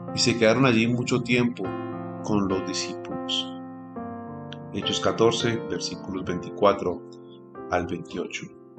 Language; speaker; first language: Spanish; native; Spanish